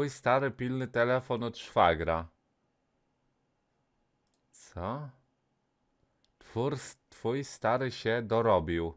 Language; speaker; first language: Polish; native; Polish